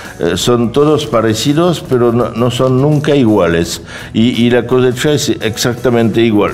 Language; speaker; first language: Spanish; non-native, fluent; French